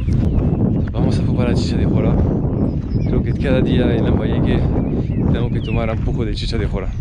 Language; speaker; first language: Spanish; non-native, learner; French